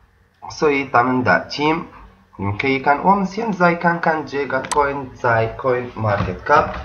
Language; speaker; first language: Chinese; non-native, learner; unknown